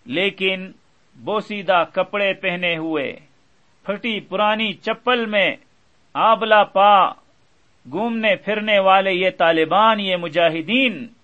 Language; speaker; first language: Urdu; native; Urdu